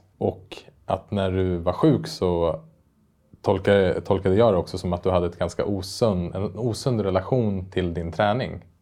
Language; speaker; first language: Swedish; native; Swedish